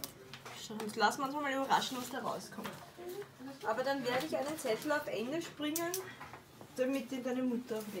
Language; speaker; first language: German; native; German